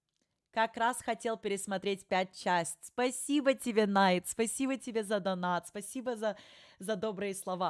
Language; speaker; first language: Russian; early bilingual, heritage; Russian